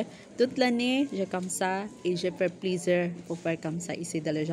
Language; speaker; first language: French; non-native, learner; Filipino